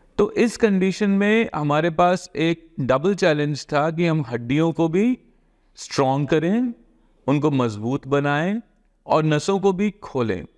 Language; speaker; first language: Hindi; native; Hindi